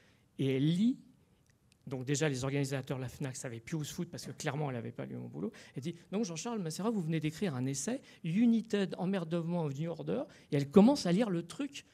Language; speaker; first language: French; native; French